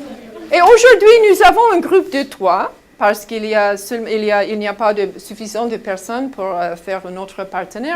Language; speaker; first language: French; non-native, fluent; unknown